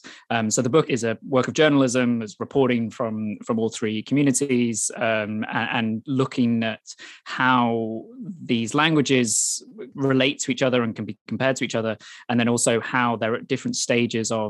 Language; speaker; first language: English; native; English